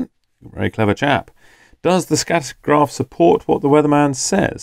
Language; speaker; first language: English; native; English